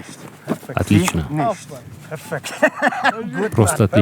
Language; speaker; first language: Russian; native; Russian